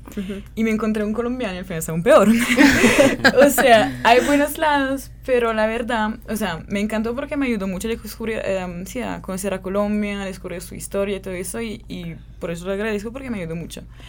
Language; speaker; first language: Spanish; non-native, fluent; French